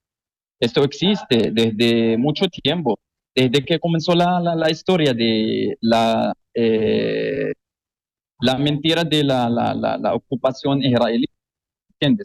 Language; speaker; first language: Spanish; non-native, fluent; Arabic